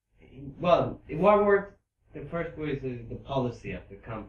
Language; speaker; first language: English; non-native, fluent; Japanese